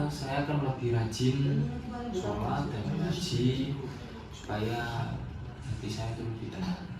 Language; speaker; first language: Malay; non-native, fluent; Indonesian